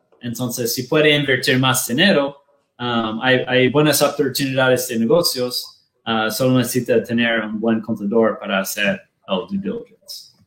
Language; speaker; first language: Spanish; non-native, learner; Portuguese